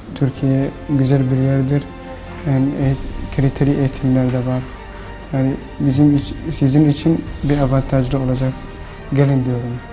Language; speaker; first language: Turkish; non-native, learner; Somali